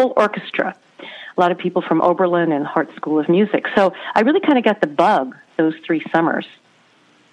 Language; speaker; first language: English; native; English